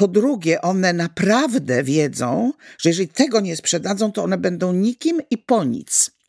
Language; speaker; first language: Polish; native; Polish